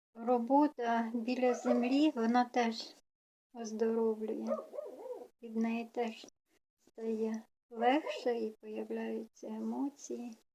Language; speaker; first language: Ukrainian; non-native, local second language; Russian